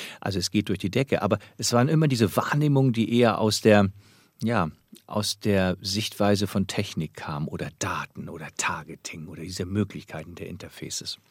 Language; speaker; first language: German; native; German